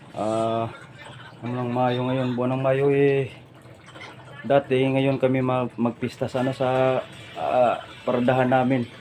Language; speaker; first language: Filipino; native; Filipino